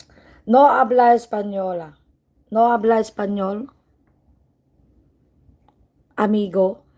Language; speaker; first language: Spanish; non-native, learner; Filipino